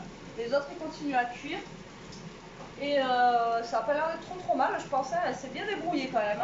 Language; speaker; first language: French; native; French